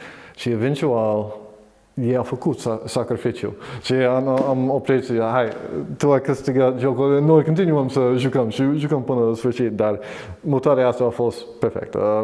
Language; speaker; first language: Romanian; non-native, learner; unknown